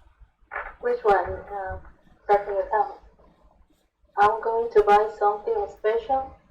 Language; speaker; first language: English; non-native, learner; Spanish